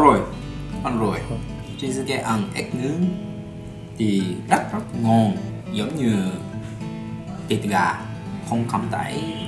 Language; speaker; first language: Vietnamese; non-native, learner; Japanese